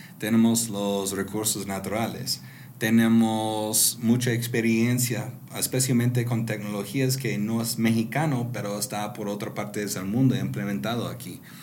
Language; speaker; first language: Spanish; non-native, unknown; English